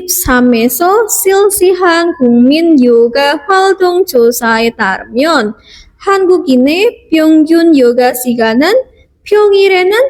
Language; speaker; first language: Korean; non-native, fluent; Indonesian